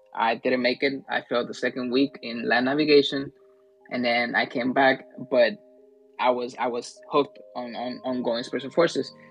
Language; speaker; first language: English; early bilingual, other home language; Spanish